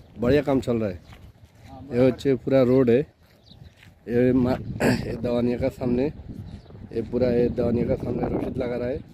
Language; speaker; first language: Hindi; non-native, learner; Bangla